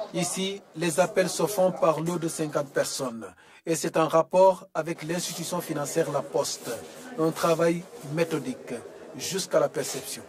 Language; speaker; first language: French; non-native, local second language; Wolof